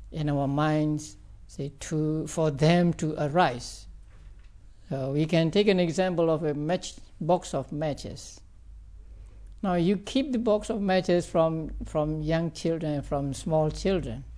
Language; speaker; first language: English; non-native, fluent; Burmese